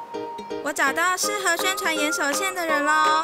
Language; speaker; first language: Chinese; native; Chinese